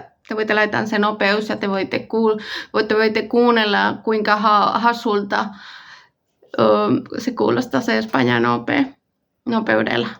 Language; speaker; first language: Finnish; non-native, fluent; Spanish